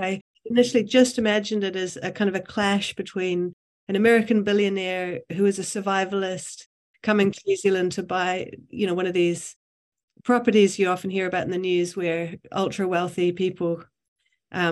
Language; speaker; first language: English; native; English